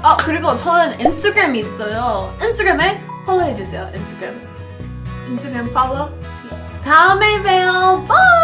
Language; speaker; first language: Korean; non-native, fluent; English